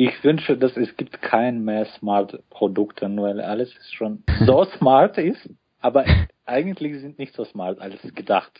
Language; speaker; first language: German; non-native, fluent; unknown